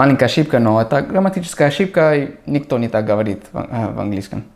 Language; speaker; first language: Russian; non-native, fluent; English